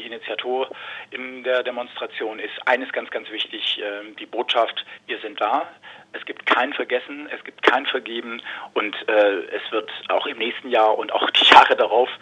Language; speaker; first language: German; native; German